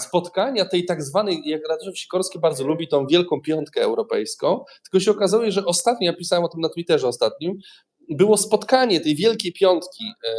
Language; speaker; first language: Polish; native; Polish